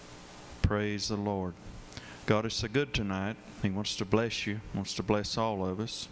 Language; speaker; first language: English; native; English